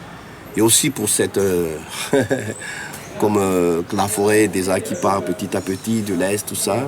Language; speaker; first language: French; non-native, local second language; Malagasy